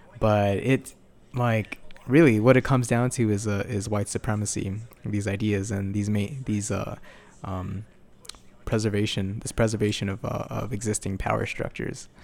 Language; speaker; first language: English; native; English